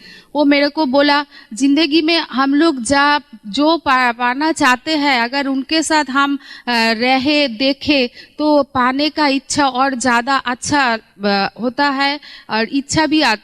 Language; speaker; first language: Hindi; non-native, local second language; Bangla